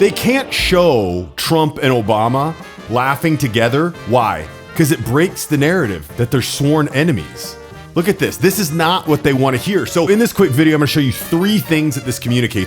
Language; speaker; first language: English; native; English